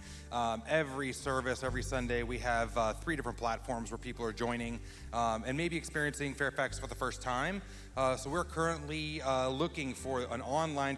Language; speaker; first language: English; native; English